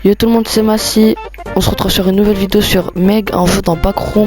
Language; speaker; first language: French; native; French